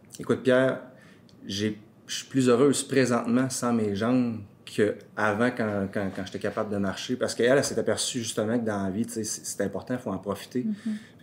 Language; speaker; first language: French; native; French